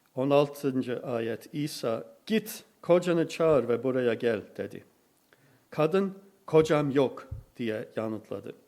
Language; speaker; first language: Turkish; non-native, fluent; English